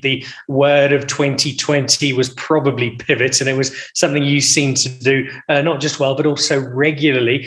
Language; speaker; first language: English; native; English